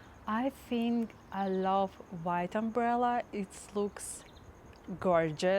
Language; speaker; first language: English; non-native, learner; Russian